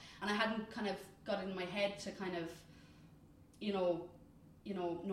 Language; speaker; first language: English; native; English